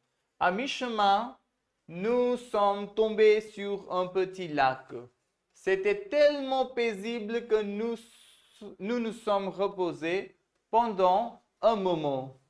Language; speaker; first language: French; non-native, fluent; Hindi